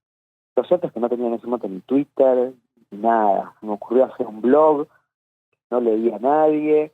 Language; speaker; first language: Spanish; native; Spanish